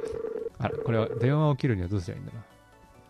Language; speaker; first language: Japanese; native; Japanese